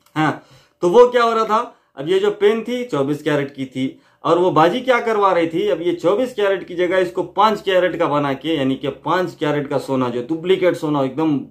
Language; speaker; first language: Hindi; native; Hindi